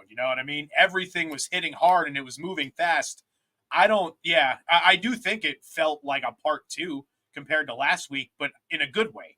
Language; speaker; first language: English; native; English